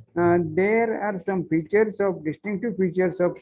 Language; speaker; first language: English; non-native, local second language; Marathi